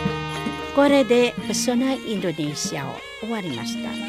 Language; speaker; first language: Japanese; non-native, fluent; Indonesian